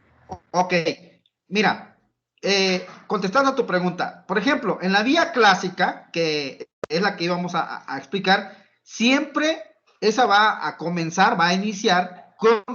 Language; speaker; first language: Spanish; native; Spanish